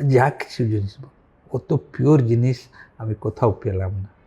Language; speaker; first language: Bangla; non-native, local second language; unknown